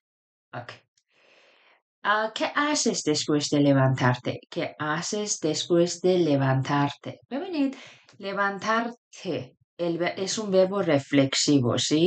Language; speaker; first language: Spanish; non-native, fluent; Persian